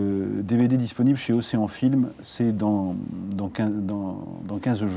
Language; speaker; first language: French; native; French